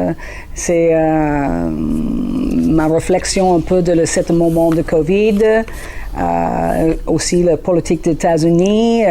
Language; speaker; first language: French; non-native, learner; English